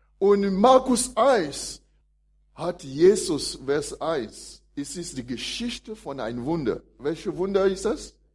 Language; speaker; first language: German; non-native, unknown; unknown